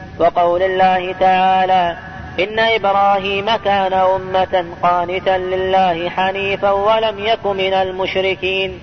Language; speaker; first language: Arabic; native; Arabic